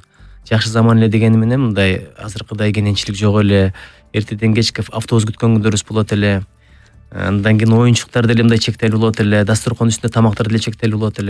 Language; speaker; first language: Kyrgyz; native; Kyrgyz